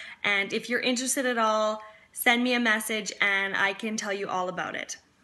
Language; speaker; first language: English; native; English